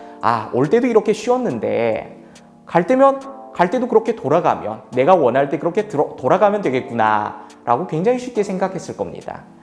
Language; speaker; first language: Korean; native; Korean